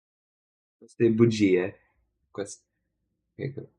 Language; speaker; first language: Italian; non-native, learner; English